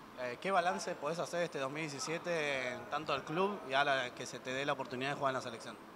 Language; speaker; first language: Spanish; native; Spanish